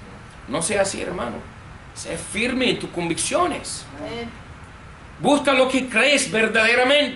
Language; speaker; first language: Spanish; non-native, fluent; English